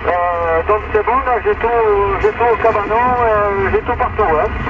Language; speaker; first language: French; native; French